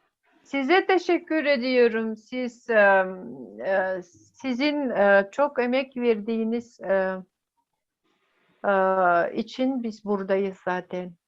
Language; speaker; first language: Turkish; non-native, fluent; Yakut